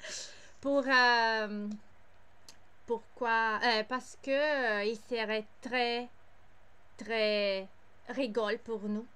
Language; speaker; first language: French; non-native, learner; English